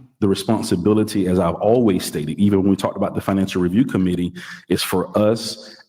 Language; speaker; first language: English; native; English